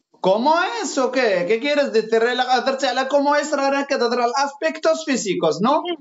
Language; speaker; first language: Spanish; non-native, fluent; Arabic